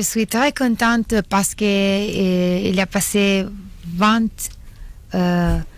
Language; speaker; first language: French; non-native, learner; Italian